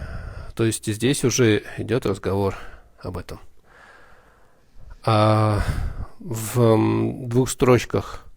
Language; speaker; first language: Russian; native; Russian